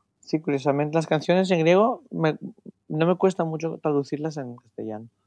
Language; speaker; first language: Spanish; non-native, fluent; Greek